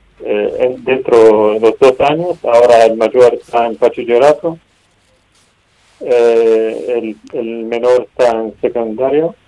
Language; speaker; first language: Spanish; non-native, learner; Arabic